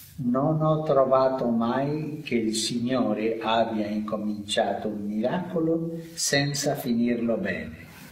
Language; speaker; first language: Italian; non-native, fluent; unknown